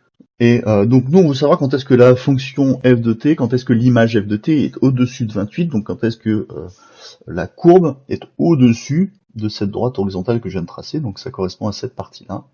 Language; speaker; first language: French; native; French